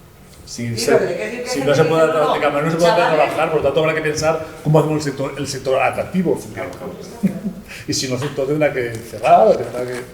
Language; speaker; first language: Spanish; native; Spanish